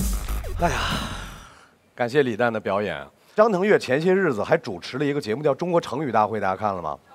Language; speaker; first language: Chinese; native; Chinese